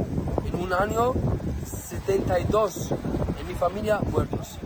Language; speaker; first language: Spanish; non-native, learner; Arabic